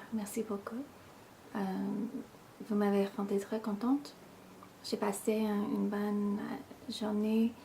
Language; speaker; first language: French; non-native, fluent; English